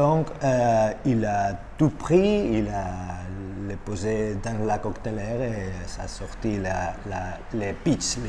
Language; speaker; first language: French; non-native, learner; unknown